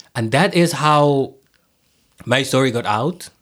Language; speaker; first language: English; non-native, fluent; Somali